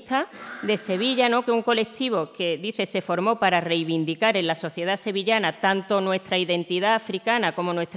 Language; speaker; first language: Spanish; native; Spanish